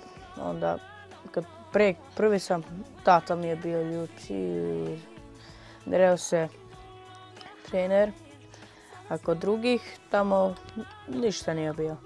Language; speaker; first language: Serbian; non-native, local second language; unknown